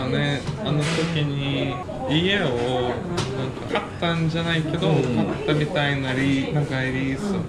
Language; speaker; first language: Japanese; non-native, fluent; Latvian